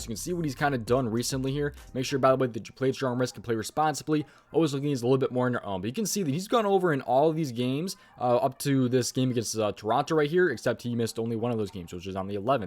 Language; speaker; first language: English; native; English